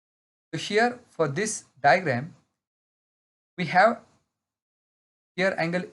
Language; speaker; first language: English; non-native, local second language; Marathi